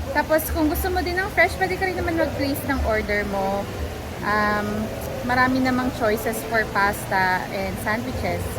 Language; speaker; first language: Filipino; native; Filipino